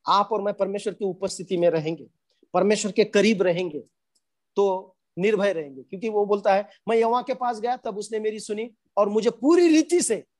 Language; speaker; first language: Hindi; non-native, local second language; Marathi